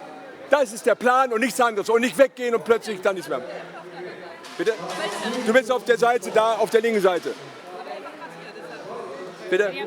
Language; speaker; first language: German; native; German